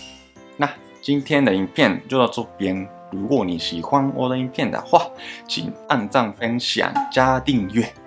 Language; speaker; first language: Chinese; non-native, fluent; Japanese